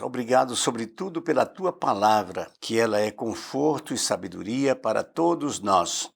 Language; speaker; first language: Portuguese; native; Portuguese